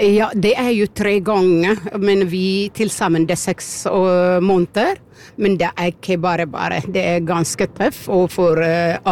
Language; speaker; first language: Norwegian; non-native, fluent; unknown